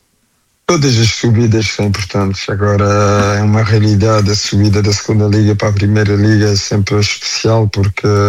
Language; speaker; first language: Portuguese; early bilingual, heritage; French